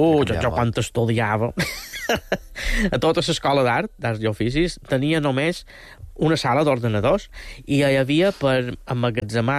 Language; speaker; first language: Catalan; native; Catalan